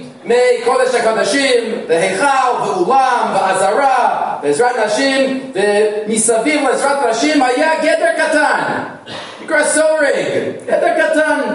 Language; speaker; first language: Hebrew; non-native, fluent; English